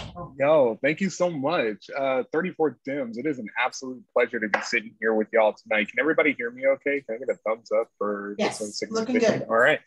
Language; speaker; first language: English; native; English